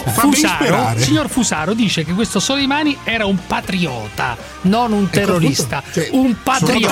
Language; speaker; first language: Italian; native; Italian